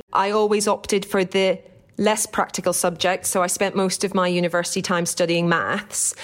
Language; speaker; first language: English; native; English